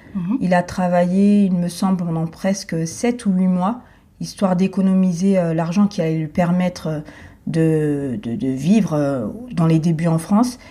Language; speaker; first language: French; native; French